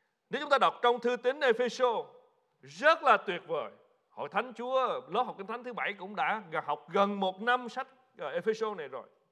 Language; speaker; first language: Vietnamese; native; Vietnamese